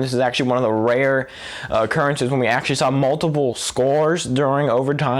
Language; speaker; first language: English; native; English